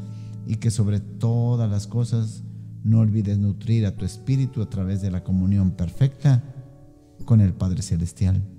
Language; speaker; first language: Spanish; native; Spanish